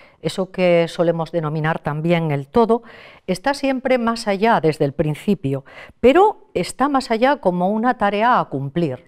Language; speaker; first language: Spanish; native; Spanish